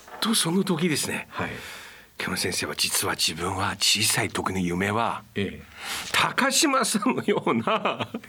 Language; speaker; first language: Japanese; non-native, fluent; Chinese